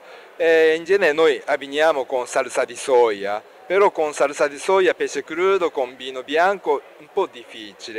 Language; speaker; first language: Italian; non-native, learner; Japanese